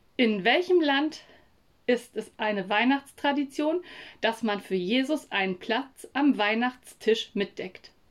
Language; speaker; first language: German; native; German